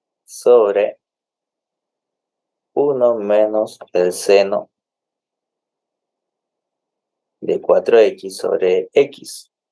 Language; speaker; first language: Spanish; native; Spanish